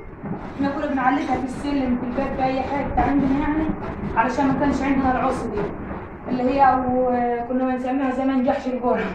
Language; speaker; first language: Arabic; native; Arabic